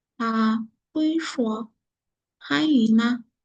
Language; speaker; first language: Chinese; non-native, fluent; Uzbek